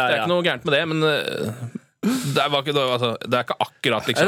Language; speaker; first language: Norwegian; native; Norwegian